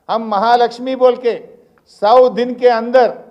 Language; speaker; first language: Hindi; non-native, local second language; Telugu